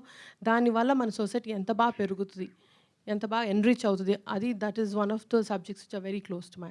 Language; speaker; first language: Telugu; native; Telugu